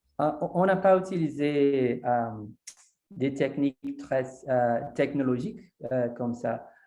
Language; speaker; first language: French; non-native, fluent; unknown